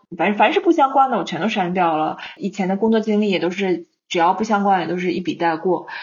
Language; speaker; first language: Chinese; native; Chinese